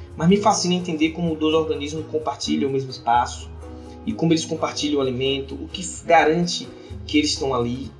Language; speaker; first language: Portuguese; native; Portuguese